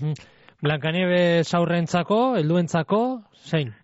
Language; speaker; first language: Basque; native; Basque